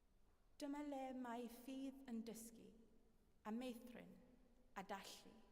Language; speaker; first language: Welsh; non-native, fluent; English